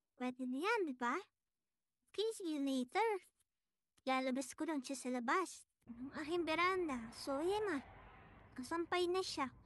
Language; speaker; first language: Filipino; native; Filipino